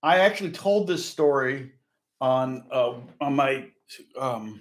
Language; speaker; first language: English; native; English